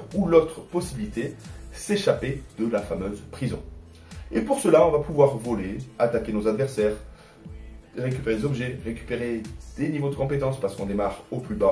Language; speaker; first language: French; native; French